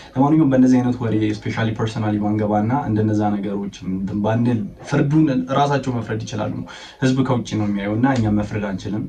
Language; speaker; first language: Amharic; native; Amharic